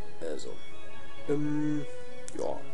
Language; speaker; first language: German; native; German